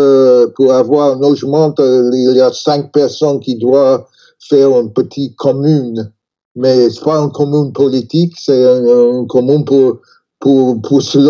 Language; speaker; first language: French; non-native, learner; English